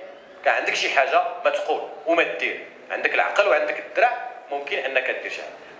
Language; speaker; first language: Arabic; native; Arabic